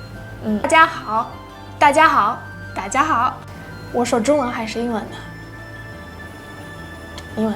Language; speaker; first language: Chinese; non-native, fluent; Russian